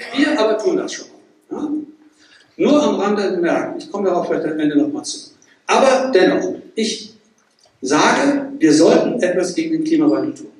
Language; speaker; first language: German; native; German